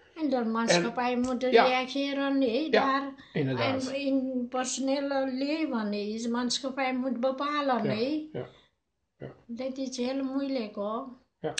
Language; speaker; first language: Dutch; non-native, learner; Nepali